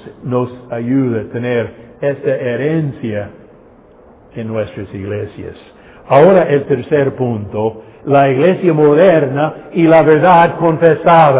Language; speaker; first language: Spanish; non-native, fluent; English